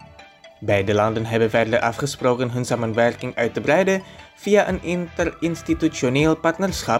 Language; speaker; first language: Dutch; non-native, fluent; Indonesian